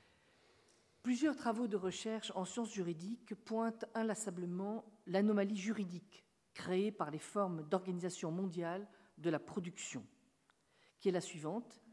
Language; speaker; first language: French; native; French